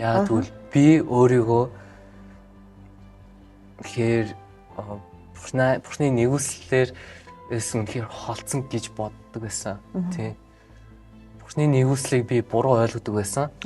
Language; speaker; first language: Mongolian; early bilingual, heritage; Mongolian